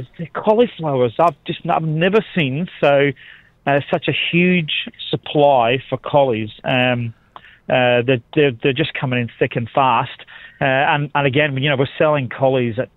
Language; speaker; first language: English; native; English